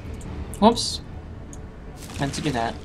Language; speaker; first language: English; native; English